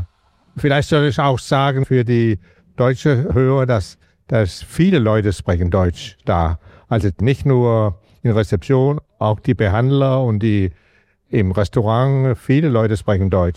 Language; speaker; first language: German; non-native, fluent; Danish